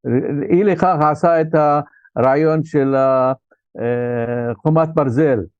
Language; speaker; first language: Hebrew; non-native, local second language; Arabic